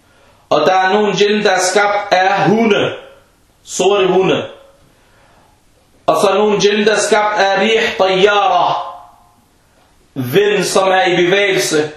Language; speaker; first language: Danish; non-native, fluent; Arabic